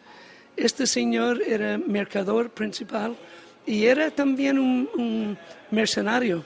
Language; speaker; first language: Spanish; non-native, learner; English